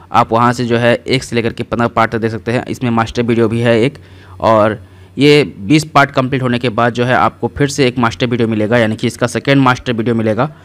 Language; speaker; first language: Hindi; native; Hindi